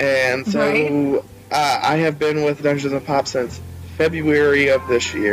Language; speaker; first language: English; native; English